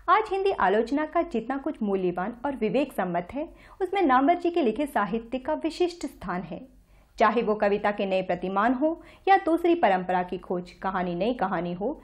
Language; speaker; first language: Hindi; native; Hindi